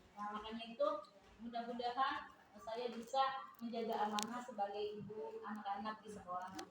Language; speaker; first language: Indonesian; non-native, local second language; Sundanese